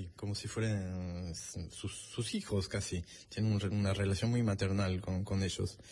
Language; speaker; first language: Spanish; non-native, fluent; French